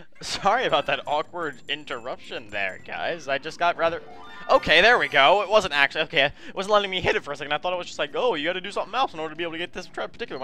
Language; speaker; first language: English; native; English